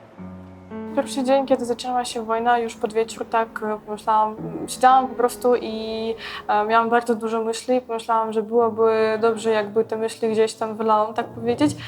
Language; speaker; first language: Polish; non-native, fluent; Ukrainian